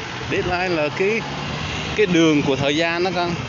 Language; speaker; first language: Vietnamese; native; Vietnamese